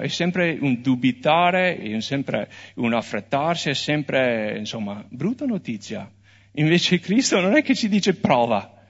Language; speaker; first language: Italian; non-native, fluent; English